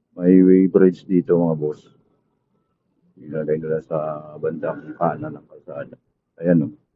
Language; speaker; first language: Filipino; non-native, local second language; Bikol